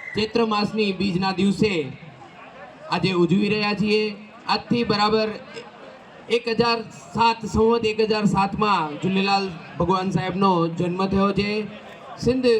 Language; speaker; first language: Gujarati; non-native, local second language; Sindhi